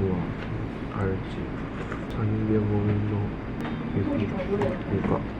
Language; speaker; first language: Korean; non-native, learner; Japanese